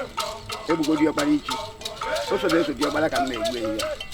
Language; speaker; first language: Igbo; native; Igbo